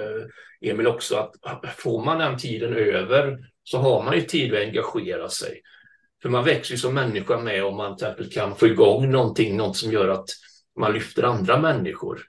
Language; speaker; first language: Swedish; native; Swedish